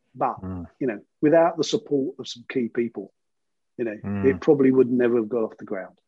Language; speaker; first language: English; native; English